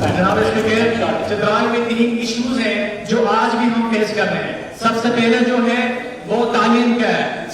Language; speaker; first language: Urdu; non-native, local second language; Gujari